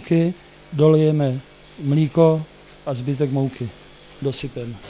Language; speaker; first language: Czech; native; Czech